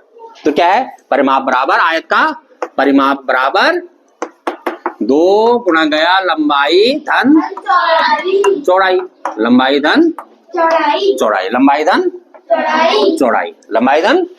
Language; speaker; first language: Hindi; native; Hindi